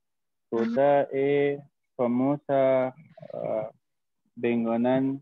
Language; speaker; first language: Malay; non-native, learner; Arabic